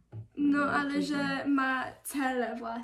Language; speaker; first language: Polish; early bilingual, heritage; Polish